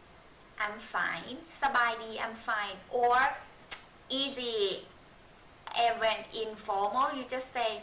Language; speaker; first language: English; non-native, fluent; Thai